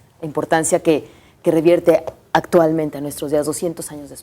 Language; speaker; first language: Spanish; native; Spanish